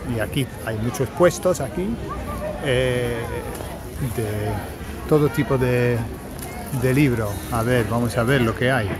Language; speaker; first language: Spanish; native; Spanish